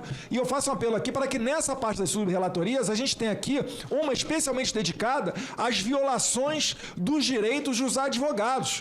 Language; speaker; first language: Portuguese; native; Portuguese